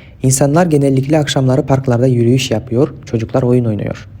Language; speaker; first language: Turkish; non-native, fluent; Kyrgyz